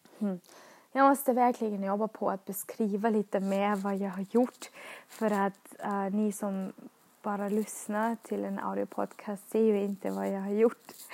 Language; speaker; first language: Swedish; non-native, fluent; German